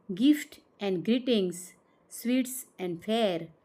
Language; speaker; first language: English; non-native, local second language; Gujarati